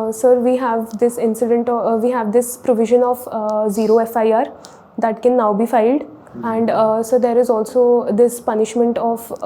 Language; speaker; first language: English; non-native, local second language; Hindi